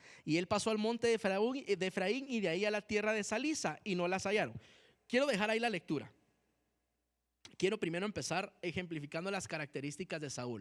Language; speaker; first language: Spanish; native; Spanish